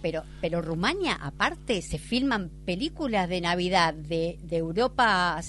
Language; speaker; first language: Spanish; native; Spanish